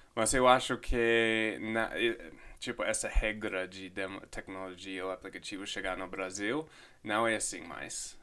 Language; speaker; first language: Portuguese; non-native, fluent; English